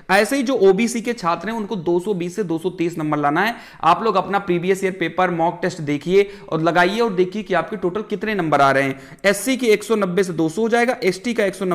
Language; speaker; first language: Hindi; native; Hindi